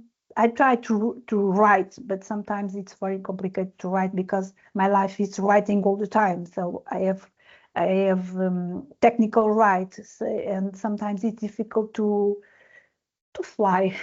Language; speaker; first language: English; non-native, learner; Portuguese